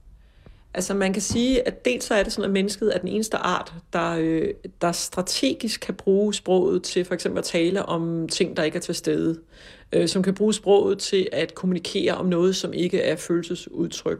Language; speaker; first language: Danish; native; Danish